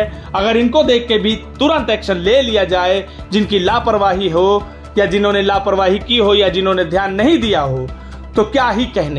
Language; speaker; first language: Hindi; native; Hindi